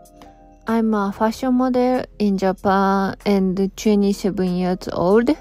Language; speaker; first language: English; non-native, learner; Japanese